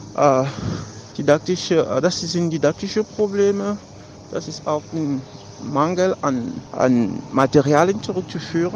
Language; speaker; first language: German; non-native, fluent; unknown